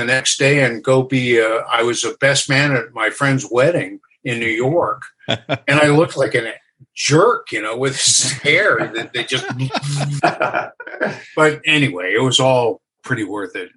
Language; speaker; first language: English; native; English